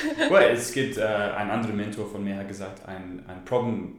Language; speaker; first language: German; non-native, learner; English